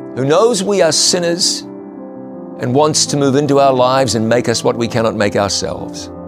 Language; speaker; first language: English; native; English